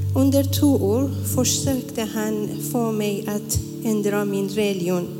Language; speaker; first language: Swedish; non-native, learner; Persian